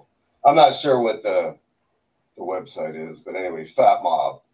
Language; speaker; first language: English; native; English